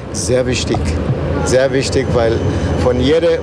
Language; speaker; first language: German; non-native, learner; Spanish